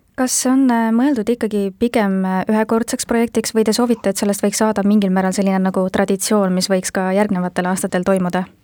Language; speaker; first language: Estonian; native; Estonian